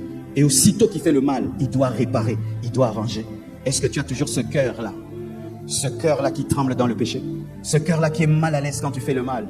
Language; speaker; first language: French; non-native, local second language; Lingala